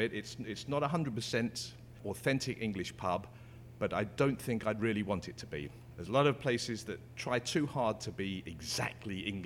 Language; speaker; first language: English; native; English